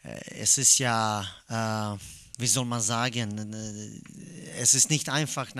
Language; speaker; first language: German; non-native, fluent; Swedish